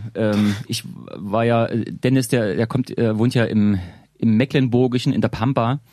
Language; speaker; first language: German; native; German